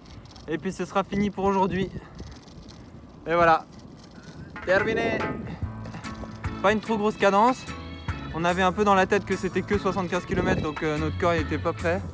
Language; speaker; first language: French; native; French